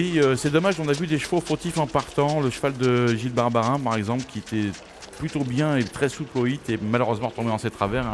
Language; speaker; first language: French; native; French